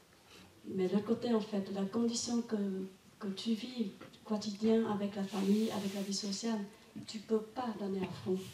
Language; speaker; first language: French; non-native, fluent; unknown